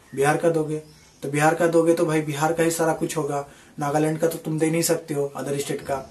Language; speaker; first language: Hindi; native; Hindi